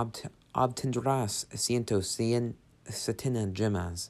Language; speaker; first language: Spanish; non-native, learner; English